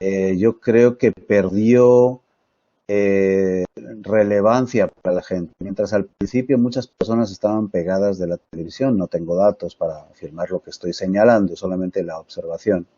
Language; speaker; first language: Spanish; native; Spanish